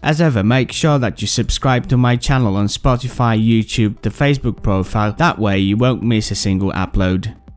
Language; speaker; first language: English; non-native, fluent; Polish